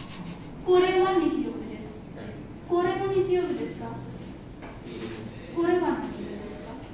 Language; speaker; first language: Japanese; non-native, fluent; Bangla